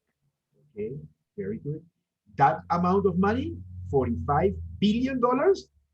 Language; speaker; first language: English; non-native, fluent; Spanish